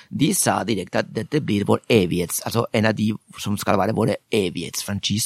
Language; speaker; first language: Norwegian; non-native, fluent; Spanish